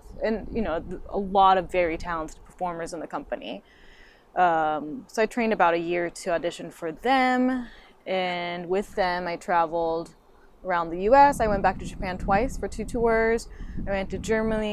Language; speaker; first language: English; non-native, fluent; Japanese